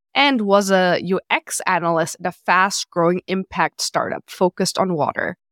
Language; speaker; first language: English; non-native, fluent; German